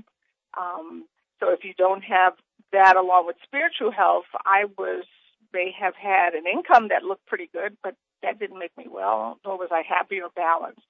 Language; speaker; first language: English; native; English